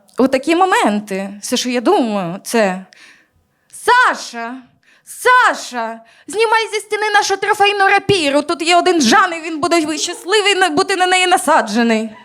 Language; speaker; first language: Ukrainian; native; Ukrainian